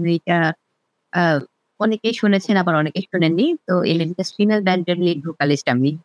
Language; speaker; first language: Bangla; non-native, local second language; Garo